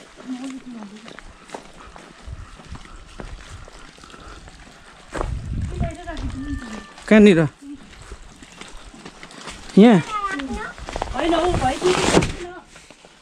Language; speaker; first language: Nepali; native; Nepali